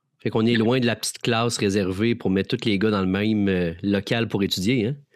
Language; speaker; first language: French; native; French